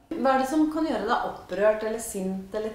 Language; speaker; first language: Norwegian; native; Norwegian